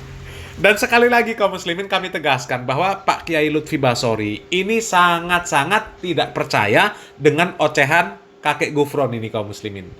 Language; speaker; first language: Indonesian; native; Indonesian